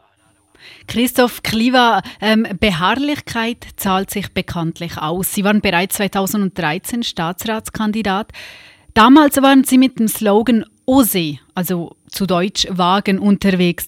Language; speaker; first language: German; native; German